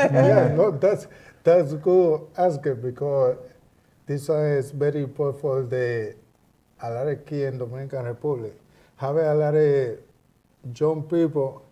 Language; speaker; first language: English; non-native, learner; Spanish